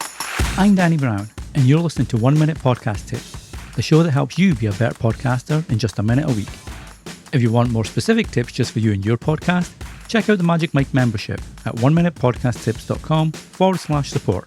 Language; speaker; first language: English; native; English